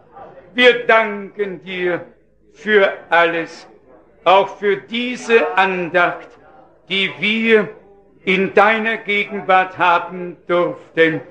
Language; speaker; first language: German; native; German